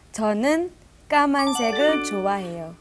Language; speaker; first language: Korean; non-native, learner; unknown